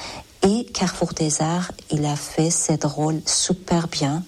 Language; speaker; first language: French; non-native, fluent; Persian